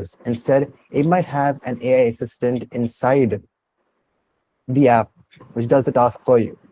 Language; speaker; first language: English; non-native, local second language; Malayalam